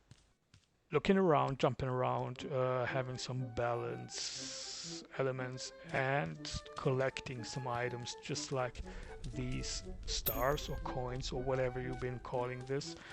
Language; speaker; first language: English; non-native, fluent; German